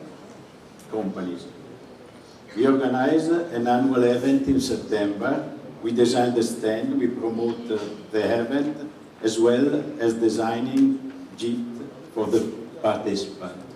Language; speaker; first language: English; non-native, fluent; Italian